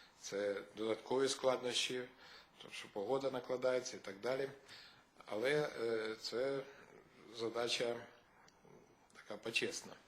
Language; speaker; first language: Ukrainian; native; Ukrainian